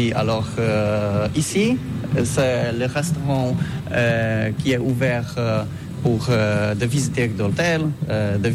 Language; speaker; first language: French; non-native, learner; Polish